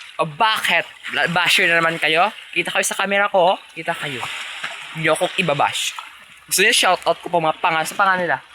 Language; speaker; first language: Filipino; non-native, local second language; Cebuano